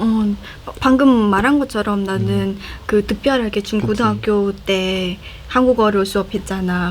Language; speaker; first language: Korean; non-native, fluent; Khmer